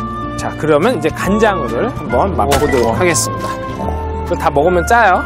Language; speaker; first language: Korean; native; Korean